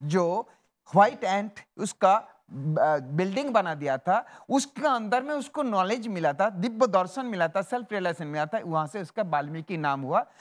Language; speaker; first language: Hindi; non-native, local second language; Bangla